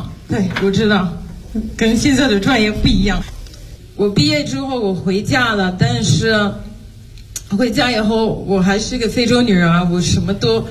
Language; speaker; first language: Chinese; non-native, fluent; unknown